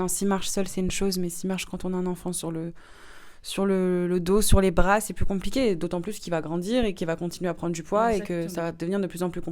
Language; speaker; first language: French; native; French